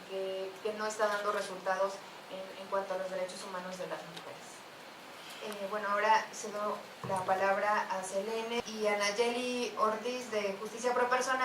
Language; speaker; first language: Spanish; native; Spanish